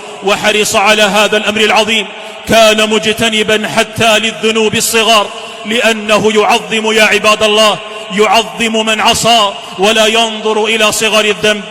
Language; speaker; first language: Arabic; native; Arabic